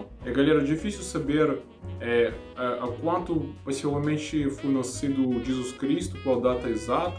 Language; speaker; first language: Portuguese; non-native, learner; Russian